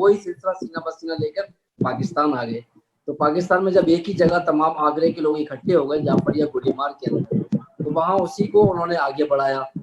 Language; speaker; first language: Urdu; native; Urdu